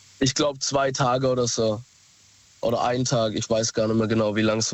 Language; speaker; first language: German; native; German